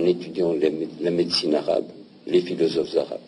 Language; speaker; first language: French; non-native, local second language; Arabic